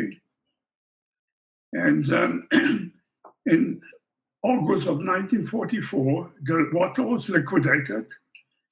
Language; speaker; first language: English; non-native, fluent; Polish